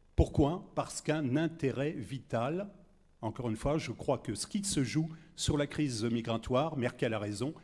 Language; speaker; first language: French; native; French